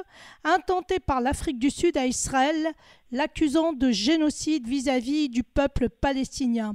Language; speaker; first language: French; native; French